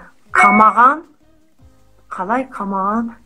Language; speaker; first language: Kazakh; non-native, fluent; Turkish